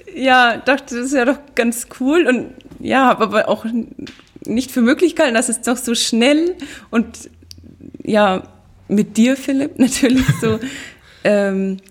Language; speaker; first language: German; native; German